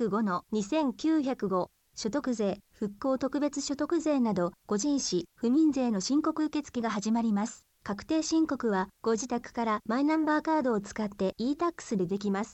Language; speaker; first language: Japanese; native; Japanese